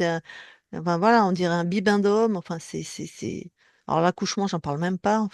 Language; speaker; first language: French; native; French